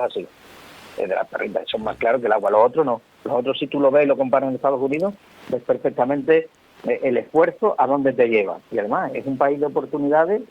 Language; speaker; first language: Spanish; native; Spanish